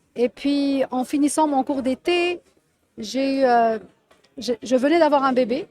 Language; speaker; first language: French; non-native, local second language; Arabic